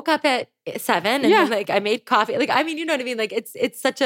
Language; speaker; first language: English; native; English